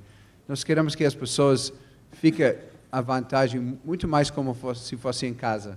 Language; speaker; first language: Portuguese; non-native, fluent; English